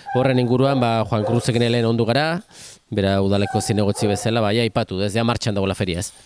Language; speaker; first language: Basque; native; Basque